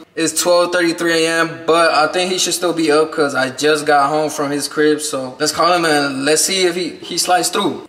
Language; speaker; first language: English; early bilingual, other home language; Spanish